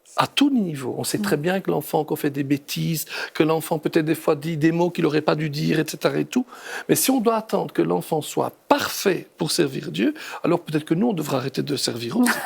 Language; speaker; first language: French; native; French